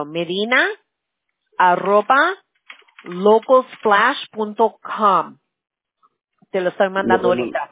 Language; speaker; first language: Spanish; early bilingual, heritage; Spanish